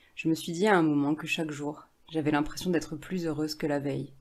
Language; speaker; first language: French; native; French